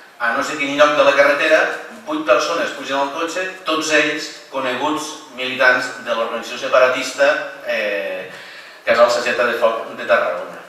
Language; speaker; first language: Catalan; native; Catalan